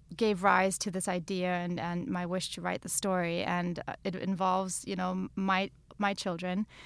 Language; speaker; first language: English; non-native, fluent; German